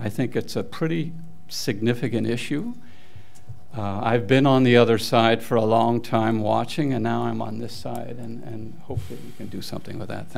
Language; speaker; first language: English; non-native, local second language; French